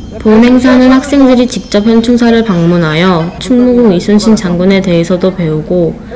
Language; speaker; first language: Korean; native; Korean